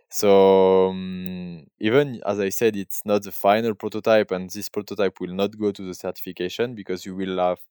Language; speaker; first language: English; non-native, learner; French